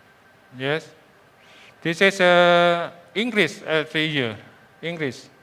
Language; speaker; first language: English; non-native, fluent; Indonesian